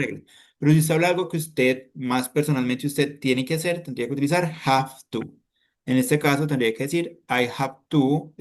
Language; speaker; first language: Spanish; native; Spanish